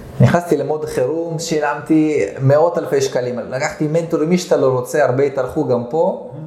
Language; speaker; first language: Hebrew; early bilingual, other home language; Russian